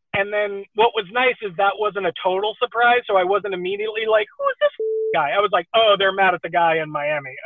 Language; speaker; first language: English; native; English